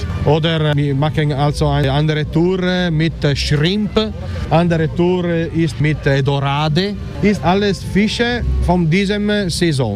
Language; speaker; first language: German; non-native, learner; Italian